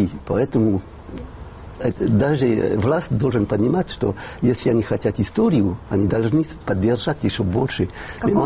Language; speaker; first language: Russian; non-native, fluent; French